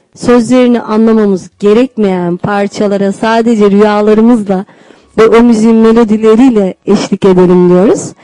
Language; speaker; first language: Turkish; non-native, local second language; Kurdish